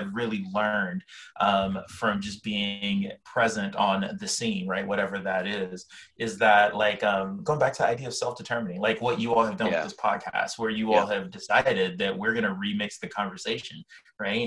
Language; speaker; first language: English; native; English